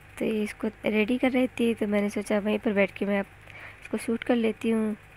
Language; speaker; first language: Hindi; native; Hindi